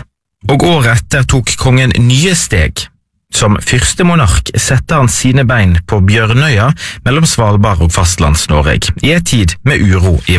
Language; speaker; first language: Norwegian; native; Norwegian